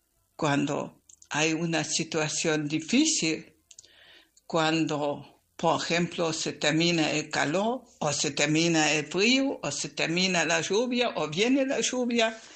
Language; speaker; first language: Spanish; non-native, fluent; German